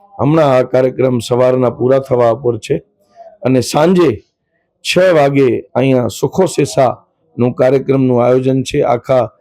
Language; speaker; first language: Gujarati; non-native, local second language; Sindhi